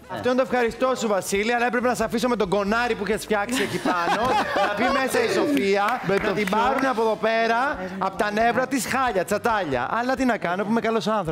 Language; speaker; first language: Greek; native; Greek